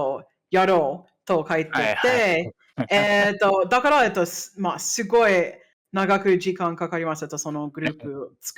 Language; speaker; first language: Japanese; non-native, fluent; English